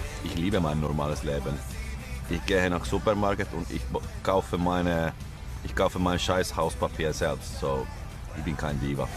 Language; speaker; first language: German; non-native, learner; Finnish